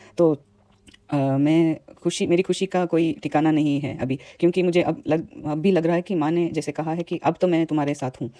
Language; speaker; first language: Hindi; non-native, local second language; Tamil